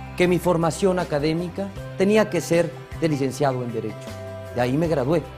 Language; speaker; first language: Spanish; native; Spanish